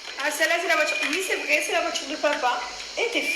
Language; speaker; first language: French; native; French